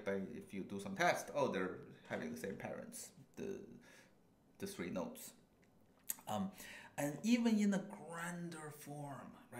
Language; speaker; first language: English; non-native, fluent; Chinese